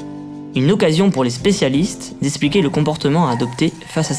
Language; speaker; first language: French; native; French